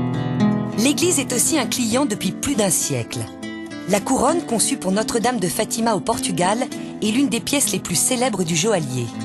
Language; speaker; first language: French; native; French